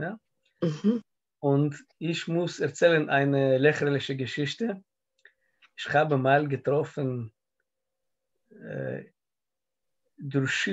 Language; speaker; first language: German; non-native, learner; Russian